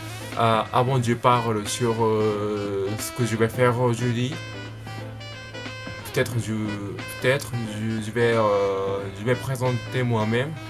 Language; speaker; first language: French; non-native, learner; Japanese